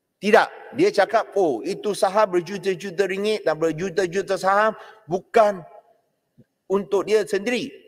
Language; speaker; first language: Malay; non-native, local second language; Chinese